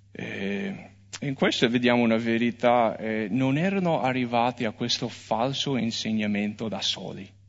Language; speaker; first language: Italian; non-native, fluent; English